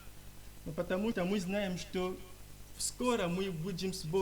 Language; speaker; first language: Russian; non-native, learner; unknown